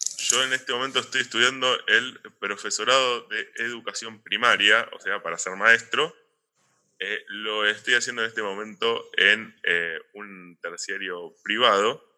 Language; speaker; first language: Spanish; native; Spanish